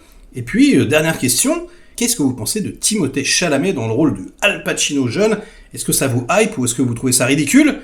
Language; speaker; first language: French; native; French